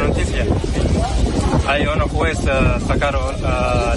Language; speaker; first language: Spanish; non-native, learner; Arabic